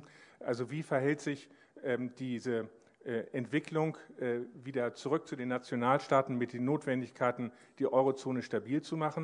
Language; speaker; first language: German; native; German